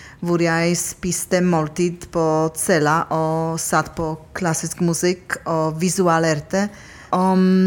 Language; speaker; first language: Norwegian; non-native, fluent; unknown